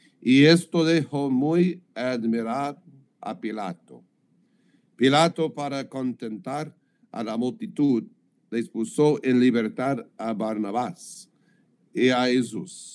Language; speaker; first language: Spanish; non-native, learner; English